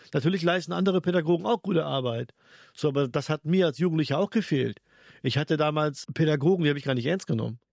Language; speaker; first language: German; early bilingual, other home language; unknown